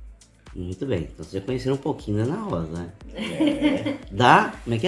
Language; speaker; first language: Portuguese; native; Portuguese